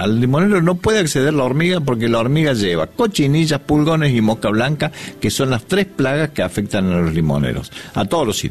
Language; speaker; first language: Spanish; native; Spanish